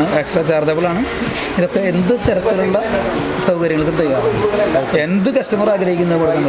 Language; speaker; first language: Malayalam; native; Malayalam